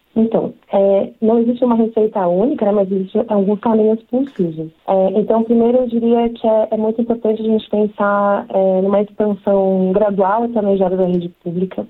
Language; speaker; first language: Portuguese; native; Portuguese